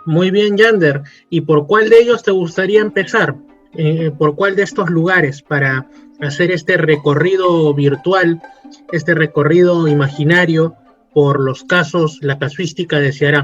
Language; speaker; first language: Spanish; native; Spanish